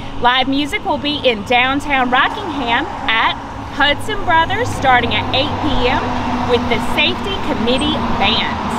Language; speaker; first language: English; native; English